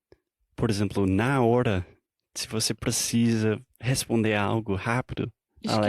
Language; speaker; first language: Portuguese; non-native, fluent; English